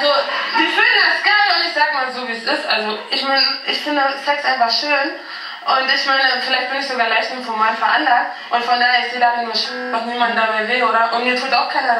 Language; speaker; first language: German; native; German